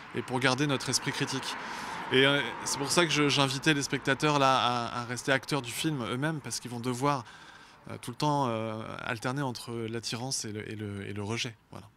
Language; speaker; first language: French; native; French